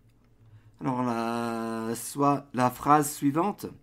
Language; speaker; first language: French; non-native, fluent; English